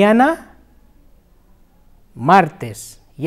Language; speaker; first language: Spanish; non-native, fluent; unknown